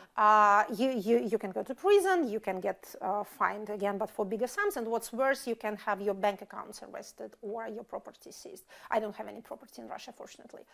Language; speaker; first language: English; non-native, fluent; Russian